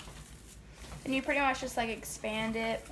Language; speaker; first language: English; native; English